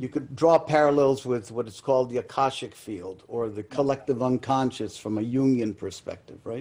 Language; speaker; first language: English; early bilingual, other home language; Spanish